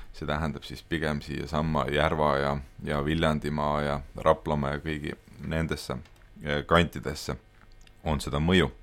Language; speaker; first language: Estonian; native; Estonian